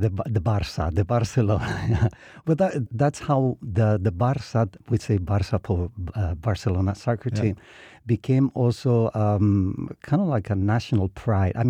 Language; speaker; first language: English; non-native, fluent; Spanish